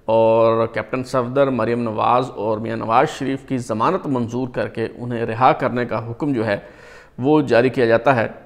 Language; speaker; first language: Urdu; native; Urdu